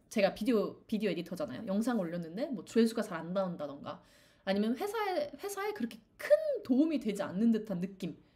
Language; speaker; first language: Korean; native; Korean